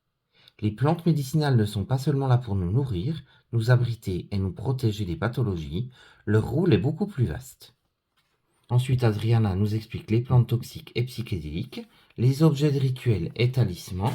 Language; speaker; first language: French; native; French